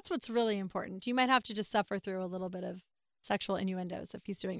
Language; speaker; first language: English; native; English